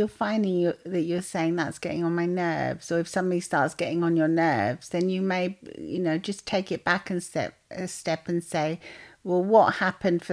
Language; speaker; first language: English; native; English